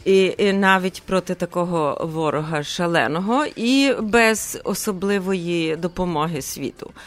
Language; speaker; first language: Ukrainian; early bilingual, heritage; Ukrainian